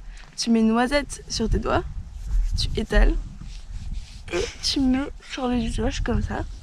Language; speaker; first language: French; native; French